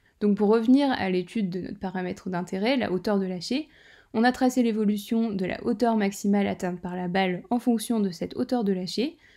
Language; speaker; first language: French; native; French